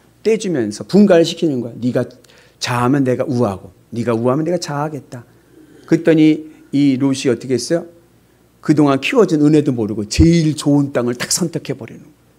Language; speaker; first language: Korean; native; Korean